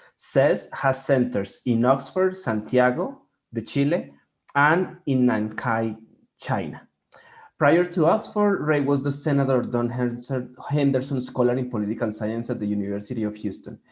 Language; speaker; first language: English; non-native, fluent; Spanish